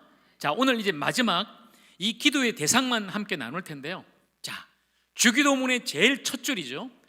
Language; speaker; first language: Korean; native; Korean